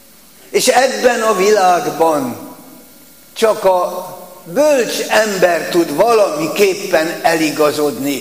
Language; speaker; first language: Hungarian; native; Hungarian